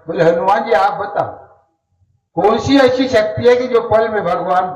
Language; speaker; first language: Hindi; non-native, local second language; Marathi